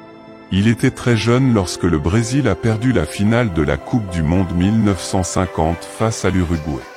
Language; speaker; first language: French; non-native, fluent; Arabic